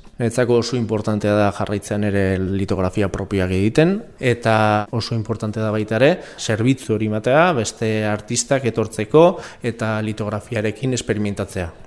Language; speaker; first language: Basque; non-native, local second language; Spanish